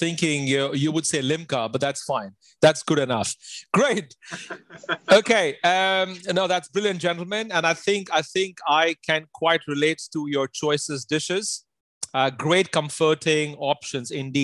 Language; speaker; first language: English; non-native, local second language; Punjabi